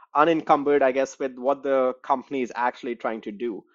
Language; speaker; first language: English; non-native, local second language; Hindi